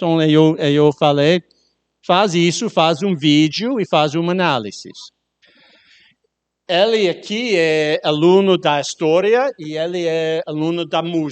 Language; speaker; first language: Portuguese; non-native, learner; English